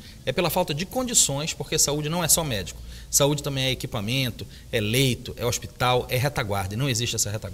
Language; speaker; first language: Portuguese; native; Portuguese